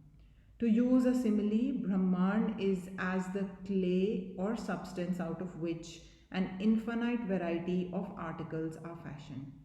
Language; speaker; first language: English; non-native, local second language; Hindi